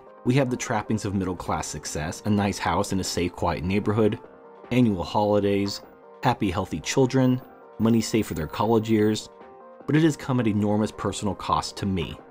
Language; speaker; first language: English; native; English